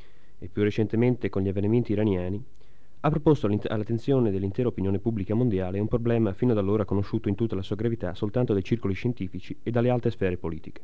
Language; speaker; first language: Italian; native; Italian